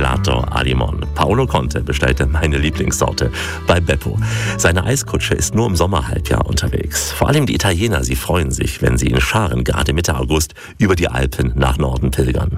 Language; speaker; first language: German; native; German